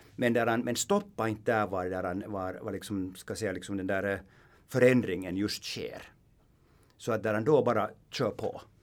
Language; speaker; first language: Swedish; non-native, local second language; Finnish